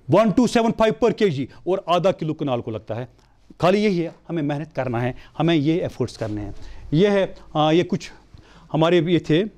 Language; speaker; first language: Hindi; non-native, local second language; Kashmiri